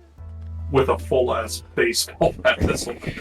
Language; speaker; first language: English; native; English